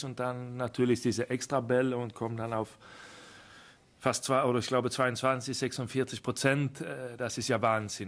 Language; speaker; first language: German; non-native, fluent; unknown